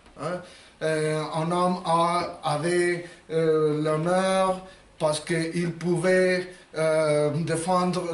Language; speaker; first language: French; non-native, learner; Spanish